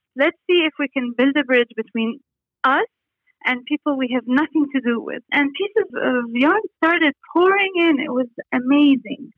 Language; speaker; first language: English; non-native, fluent; Arabic